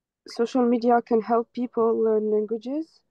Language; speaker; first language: English; non-native, fluent; French